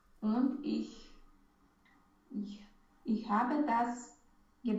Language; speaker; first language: German; non-native, learner; Romanian